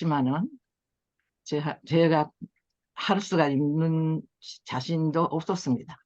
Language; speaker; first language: Korean; early bilingual, heritage; Korean